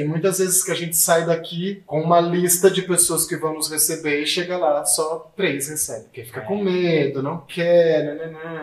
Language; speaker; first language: Portuguese; native; Portuguese